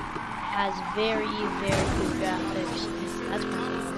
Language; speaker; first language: English; native; English